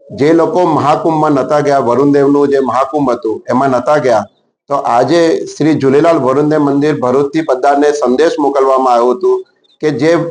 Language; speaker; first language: Gujarati; non-native, local second language; Sindhi